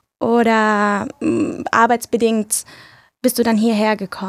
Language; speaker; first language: German; native; German